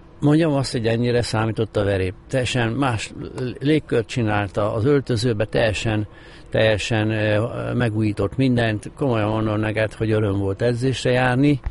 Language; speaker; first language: Hungarian; native; Hungarian